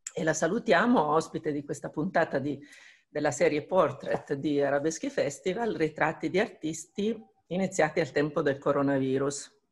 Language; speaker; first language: Italian; native; Italian